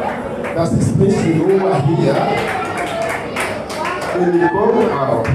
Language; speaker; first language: German; non-native, learner; Kinyarwanda